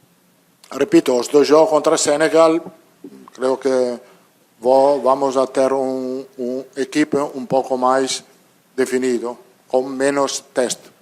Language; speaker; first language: Portuguese; non-native, learner; Italian